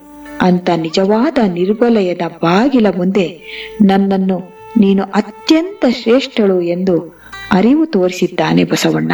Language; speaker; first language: Kannada; native; Kannada